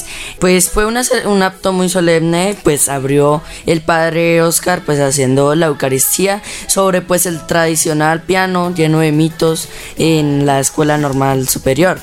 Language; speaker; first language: Spanish; native; Spanish